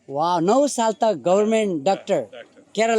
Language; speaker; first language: Hindi; non-native, learner; Nepali